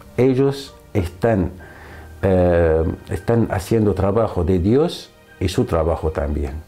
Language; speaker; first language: Spanish; non-native, fluent; Arabic